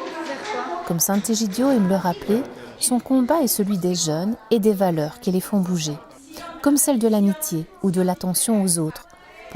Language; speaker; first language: French; native; French